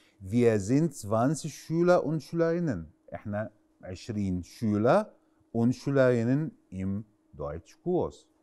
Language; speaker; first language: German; non-native, fluent; Arabic